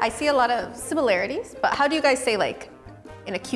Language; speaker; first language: English; native; English